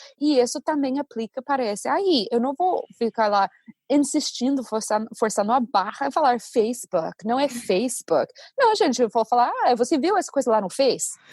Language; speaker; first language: Portuguese; non-native, fluent; English